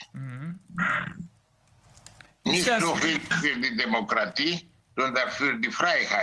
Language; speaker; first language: German; non-native, learner; Greek